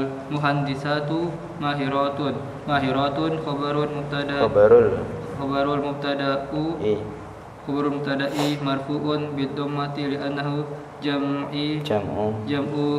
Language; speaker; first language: Arabic; non-native, learner; Indonesian